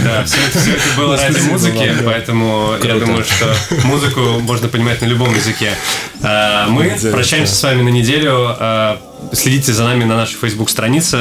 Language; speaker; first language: Russian; native; Russian